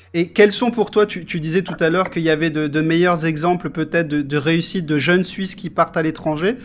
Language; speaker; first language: French; native; French